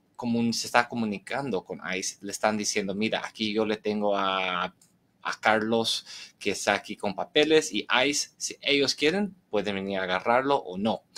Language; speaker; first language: Spanish; early bilingual, heritage; Spanish